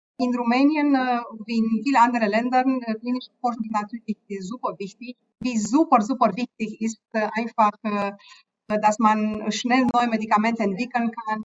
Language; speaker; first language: German; non-native, fluent; Romanian